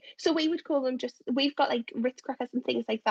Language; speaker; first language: English; native; English